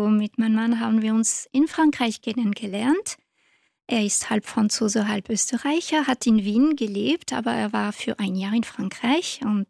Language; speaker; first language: German; non-native, fluent; French